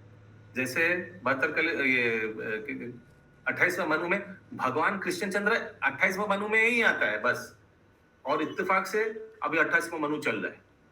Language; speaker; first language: Hindi; non-native, local second language; Bangla